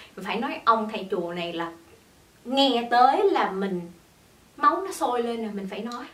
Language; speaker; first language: Vietnamese; early bilingual, heritage; Vietnamese